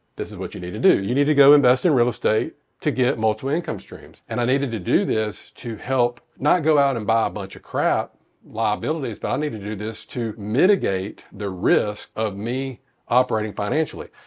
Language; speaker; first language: English; native; English